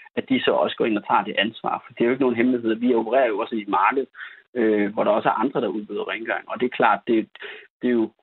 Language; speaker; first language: Danish; native; Danish